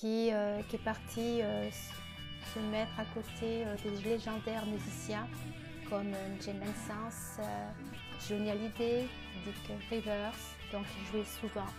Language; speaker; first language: French; native; French